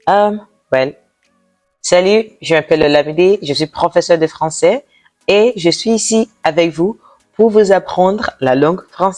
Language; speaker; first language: French; non-native, fluent; Yoruba